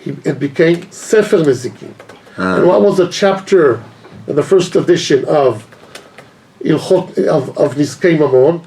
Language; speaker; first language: English; non-native, fluent; Hebrew